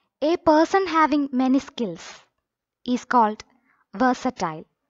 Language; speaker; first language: English; non-native, local second language; Malayalam